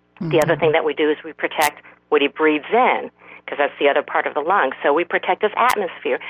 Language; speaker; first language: English; non-native, fluent; Korean